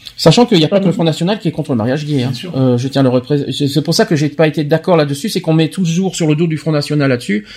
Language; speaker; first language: French; native; French